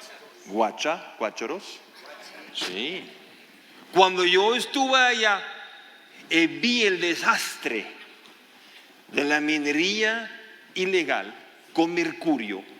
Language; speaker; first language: Spanish; non-native, fluent; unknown